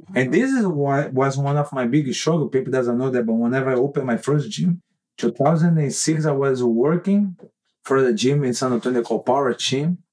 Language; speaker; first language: English; non-native, learner; Portuguese